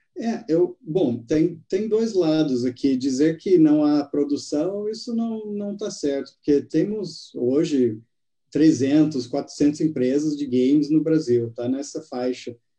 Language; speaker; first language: Portuguese; non-native, fluent; English